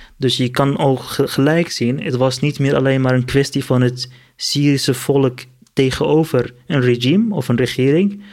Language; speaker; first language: Dutch; non-native, fluent; Kurdish